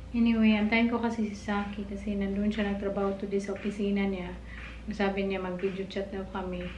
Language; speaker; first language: Filipino; non-native, local second language; Cebuano